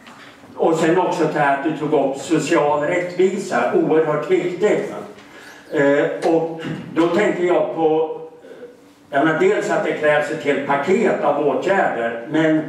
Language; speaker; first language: Swedish; native; Swedish